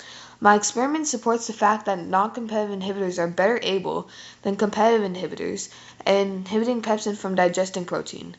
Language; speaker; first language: English; native; English